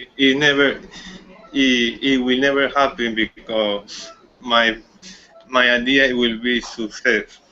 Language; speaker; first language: English; non-native, learner; Spanish